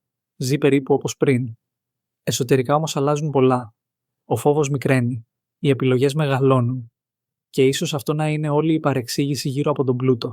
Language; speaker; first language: Greek; native; Greek